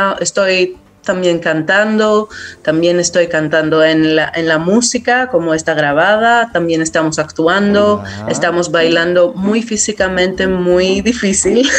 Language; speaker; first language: Spanish; non-native, fluent; Greek